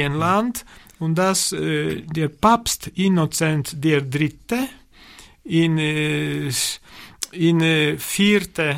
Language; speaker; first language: German; non-native, learner; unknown